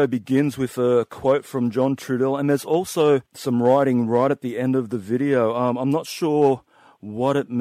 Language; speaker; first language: English; native; English